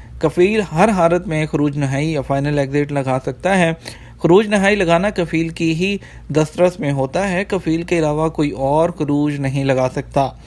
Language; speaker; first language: Urdu; native; Urdu